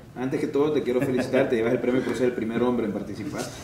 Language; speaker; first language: Spanish; native; Spanish